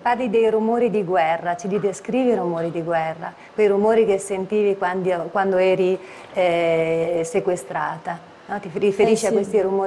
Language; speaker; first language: Italian; native; Italian